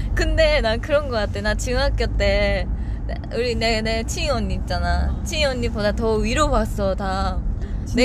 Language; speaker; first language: Korean; non-native, fluent; Japanese